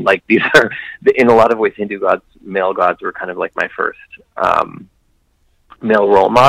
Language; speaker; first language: English; native; English